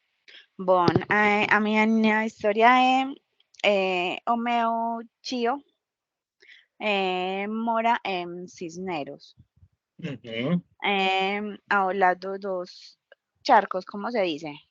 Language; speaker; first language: Portuguese; non-native, learner; Spanish